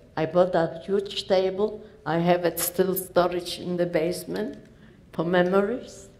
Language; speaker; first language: English; non-native, learner; Polish